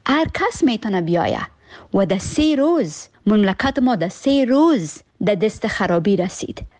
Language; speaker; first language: Persian; early bilingual, heritage; Persian